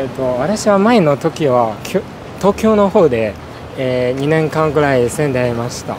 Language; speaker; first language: Japanese; non-native, fluent; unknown